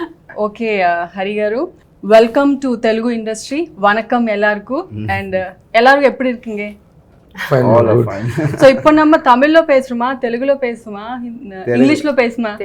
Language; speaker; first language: Tamil; non-native, learner; Telugu